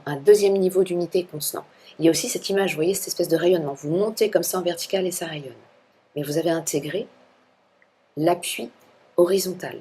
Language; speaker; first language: French; native; French